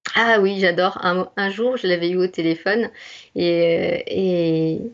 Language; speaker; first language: French; native; French